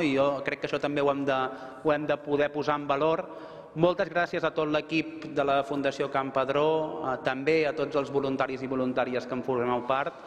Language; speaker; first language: Catalan; native; Catalan